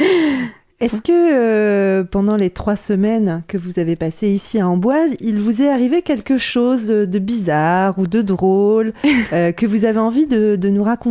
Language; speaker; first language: French; native; French